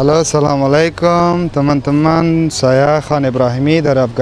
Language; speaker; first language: Indonesian; early bilingual, other home language; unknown